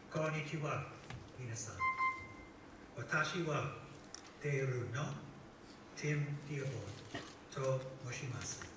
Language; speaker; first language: Japanese; non-native, learner; English